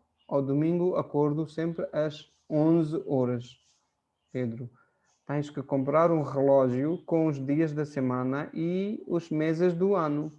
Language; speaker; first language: Portuguese; non-native, fluent; Hindi